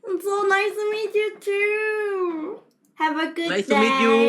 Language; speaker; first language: English; non-native, learner; Korean